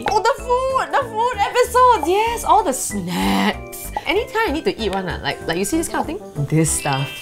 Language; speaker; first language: English; native; English